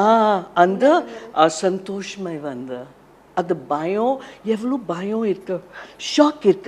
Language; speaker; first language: Tamil; non-native, learner; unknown